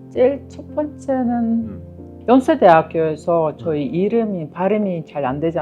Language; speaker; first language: Korean; non-native, fluent; Kyrgyz